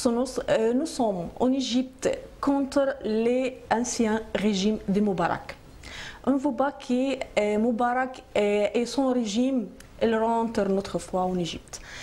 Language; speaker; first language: French; non-native, learner; Arabic